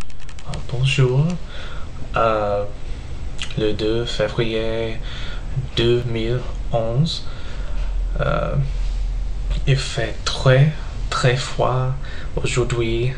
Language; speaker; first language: French; non-native, learner; English